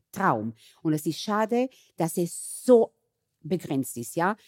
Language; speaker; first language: German; early bilingual, other home language; Hebrew